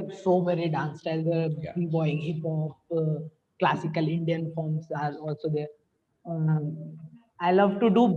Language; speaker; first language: English; non-native, local second language; Hindi